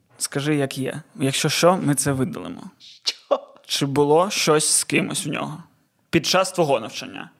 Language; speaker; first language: Ukrainian; non-native, local second language; Russian